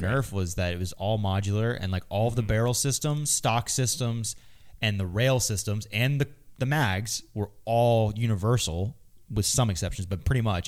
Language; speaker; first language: English; native; English